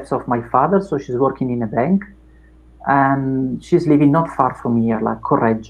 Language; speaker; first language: English; non-native, fluent; Italian